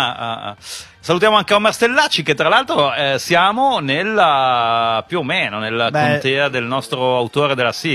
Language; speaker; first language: Italian; native; Italian